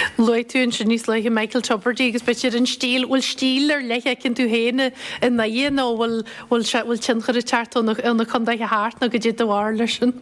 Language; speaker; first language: Irish; native; Irish